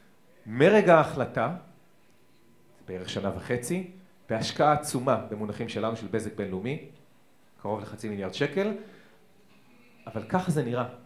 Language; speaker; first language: Hebrew; native; Hebrew